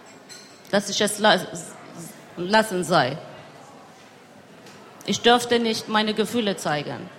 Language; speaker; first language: German; non-native, learner; Persian